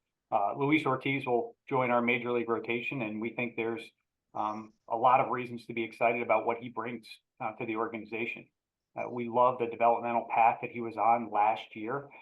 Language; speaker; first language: English; native; English